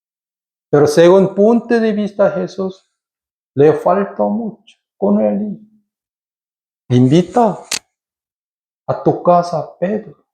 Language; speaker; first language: Spanish; non-native, learner; Korean